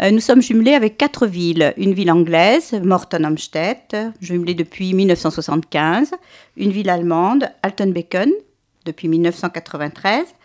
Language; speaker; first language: French; native; French